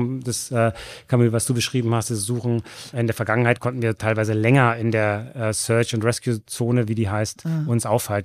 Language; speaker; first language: German; native; German